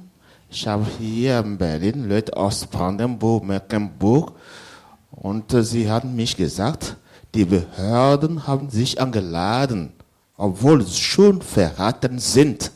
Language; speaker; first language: German; non-native, learner; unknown